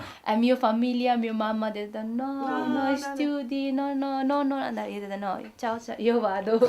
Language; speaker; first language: Italian; non-native, learner; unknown